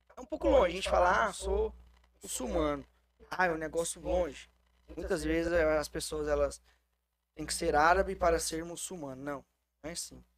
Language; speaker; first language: Portuguese; native; Portuguese